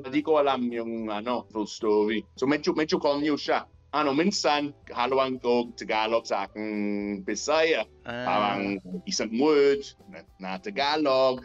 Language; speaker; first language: Filipino; non-native, learner; English